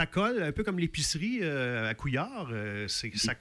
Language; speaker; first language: French; native; French